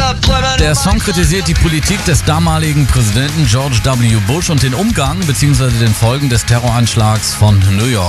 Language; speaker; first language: German; native; German